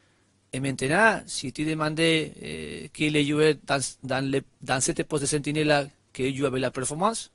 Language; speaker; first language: French; non-native, learner; Spanish